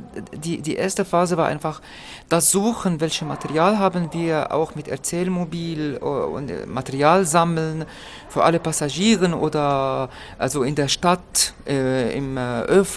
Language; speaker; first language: German; non-native, fluent; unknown